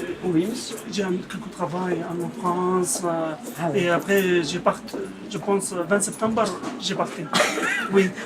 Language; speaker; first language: French; non-native, learner; Arabic